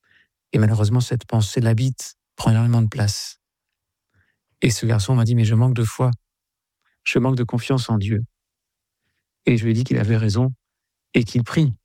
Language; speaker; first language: French; native; French